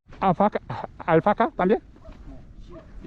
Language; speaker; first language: Spanish; non-native, learner; Korean